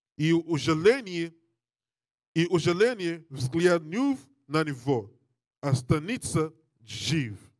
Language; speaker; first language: Russian; non-native, learner; English